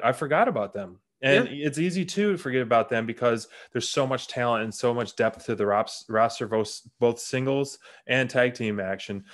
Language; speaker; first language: English; native; English